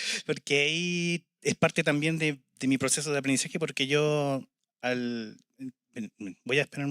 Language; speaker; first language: Spanish; native; Spanish